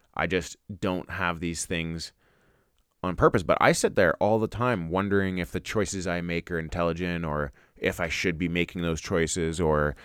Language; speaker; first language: English; native; English